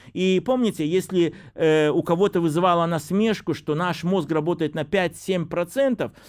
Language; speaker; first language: Russian; native; Russian